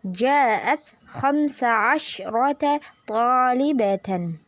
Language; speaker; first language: Arabic; non-native, fluent; Indonesian